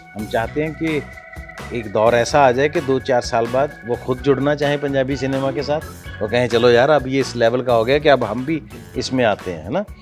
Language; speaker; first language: Hindi; non-native, local second language; Punjabi